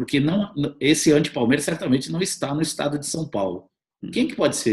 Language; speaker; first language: Portuguese; native; Portuguese